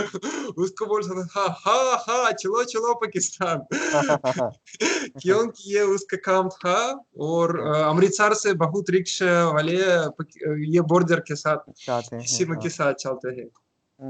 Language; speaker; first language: Hindi; non-native, learner; Russian